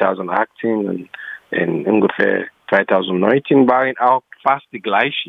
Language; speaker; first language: German; non-native, local second language; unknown